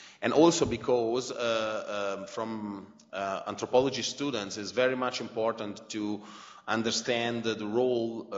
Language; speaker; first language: English; non-native, fluent; Italian